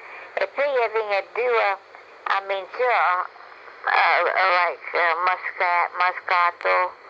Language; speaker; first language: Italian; early bilingual, heritage; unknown